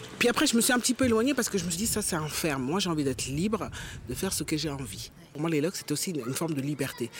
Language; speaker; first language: French; early bilingual, other home language; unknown